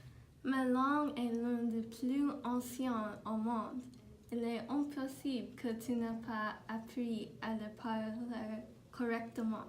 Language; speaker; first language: French; non-native, learner; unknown